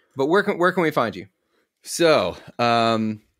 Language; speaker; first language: English; native; English